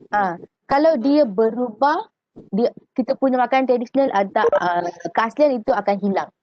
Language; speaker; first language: Malay; native; Malay